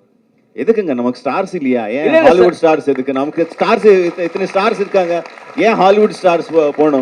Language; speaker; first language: Tamil; non-native, local second language; Telugu